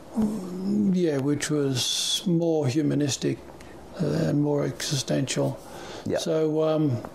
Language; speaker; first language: English; native; English